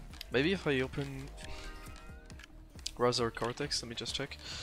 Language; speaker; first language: English; non-native, fluent; French